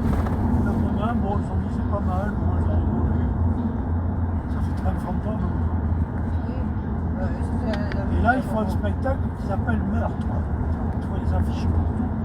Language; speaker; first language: French; native; French